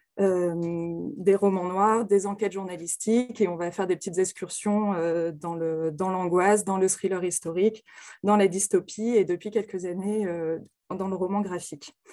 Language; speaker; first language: French; native; French